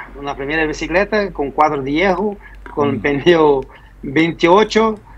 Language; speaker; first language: Spanish; non-native, learner; Portuguese